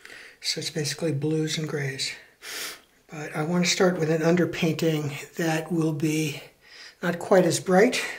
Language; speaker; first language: English; native; English